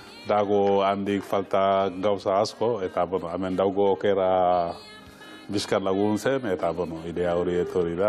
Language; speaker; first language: Basque; non-native, learner; Wolof